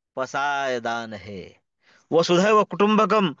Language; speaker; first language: Hindi; non-native, local second language; Marathi